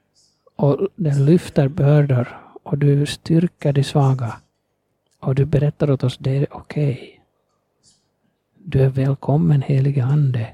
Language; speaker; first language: Swedish; non-native, fluent; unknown